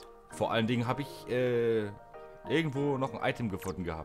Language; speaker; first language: German; native; German